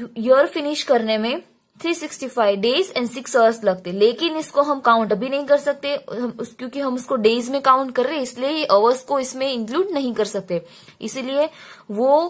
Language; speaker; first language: Hindi; non-native, local second language; Gujarati